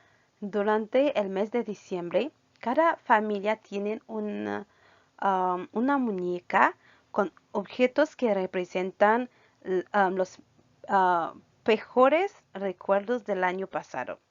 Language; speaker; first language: Spanish; non-native, fluent; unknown